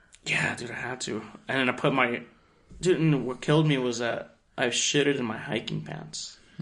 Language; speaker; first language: English; early bilingual, other home language; Spanish